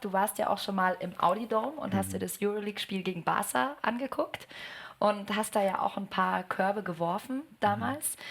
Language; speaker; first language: German; native; German